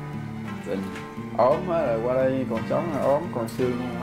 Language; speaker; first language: Vietnamese; native; Vietnamese